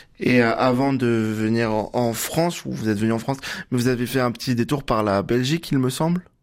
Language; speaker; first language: French; native; French